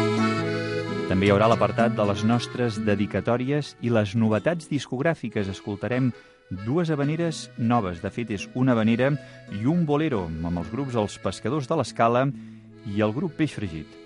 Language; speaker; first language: Catalan; native; Catalan